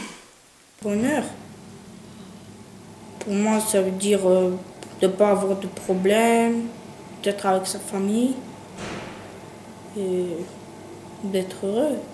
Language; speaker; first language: French; early bilingual, other home language; Chechen